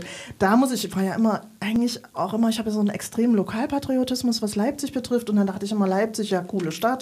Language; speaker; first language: German; native; German